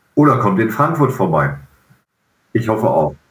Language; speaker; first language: German; native; German